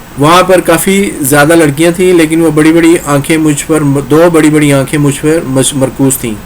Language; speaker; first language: Urdu; non-native, local second language; Punjabi